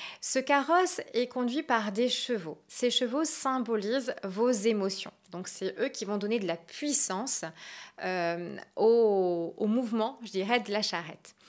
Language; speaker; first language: French; native; French